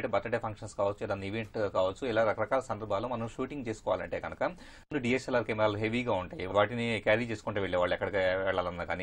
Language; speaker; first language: Telugu; native; Telugu